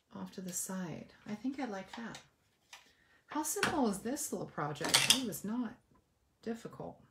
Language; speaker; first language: English; native; English